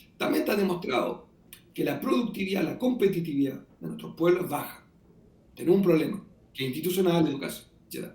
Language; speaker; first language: Spanish; native; Spanish